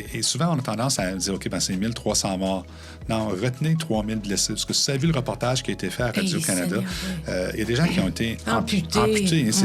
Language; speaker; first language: French; native; French